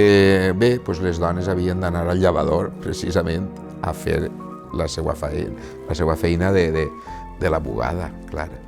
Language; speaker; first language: Catalan; native; Catalan